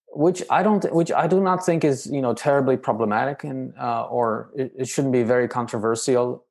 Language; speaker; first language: English; non-native, fluent; Romanian